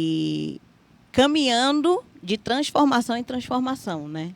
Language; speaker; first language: Portuguese; native; Portuguese